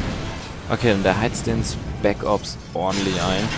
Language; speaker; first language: German; native; German